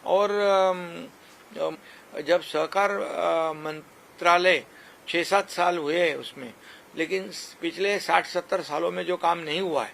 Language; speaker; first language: Hindi; non-native, local second language; Marathi